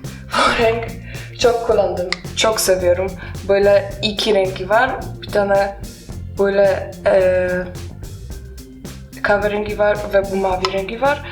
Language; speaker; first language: Turkish; non-native, learner; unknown